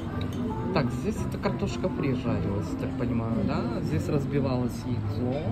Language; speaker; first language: Russian; native; Russian